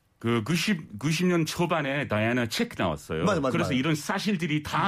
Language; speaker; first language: Korean; non-native, learner; English